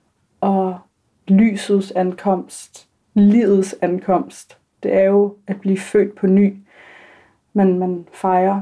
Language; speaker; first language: Danish; early bilingual, other home language; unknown